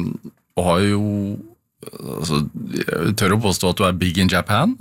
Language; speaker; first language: Norwegian; native; Norwegian